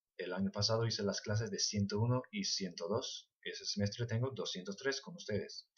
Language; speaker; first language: Spanish; non-native, fluent; English